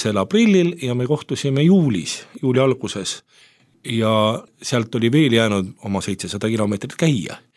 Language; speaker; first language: Estonian; native; Estonian